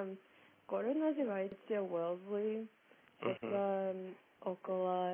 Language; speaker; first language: Russian; non-native, learner; English